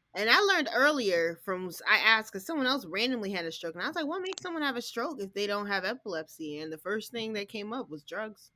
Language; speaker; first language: English; native; English